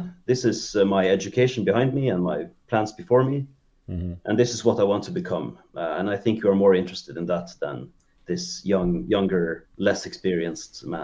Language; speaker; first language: English; non-native, fluent; Norwegian